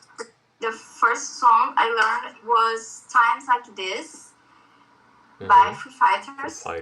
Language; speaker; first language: English; non-native, learner; Portuguese